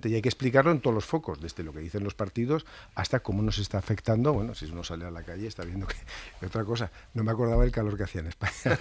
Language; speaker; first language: Spanish; native; Spanish